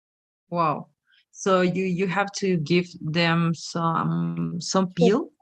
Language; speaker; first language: English; non-native, fluent; Spanish